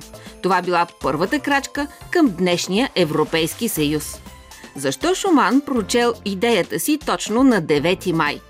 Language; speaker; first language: Bulgarian; native; Bulgarian